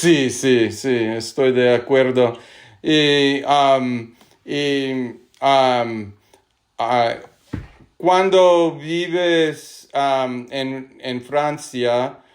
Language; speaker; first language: Spanish; non-native, learner; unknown